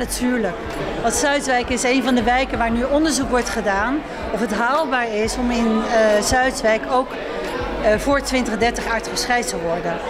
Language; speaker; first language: Dutch; native; Dutch